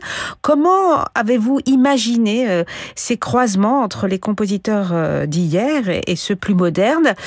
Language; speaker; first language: French; native; French